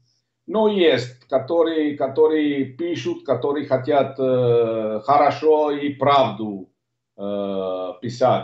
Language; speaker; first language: Russian; non-native, learner; Italian